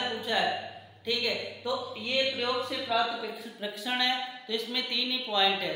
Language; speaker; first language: Hindi; native; Hindi